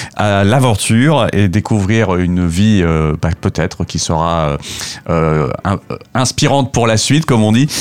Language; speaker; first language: French; native; French